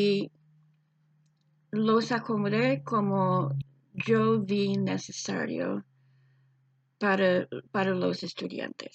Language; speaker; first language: Spanish; non-native, fluent; English